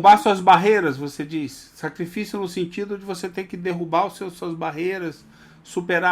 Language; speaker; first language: Portuguese; native; Portuguese